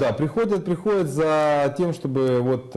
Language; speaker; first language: Russian; native; Russian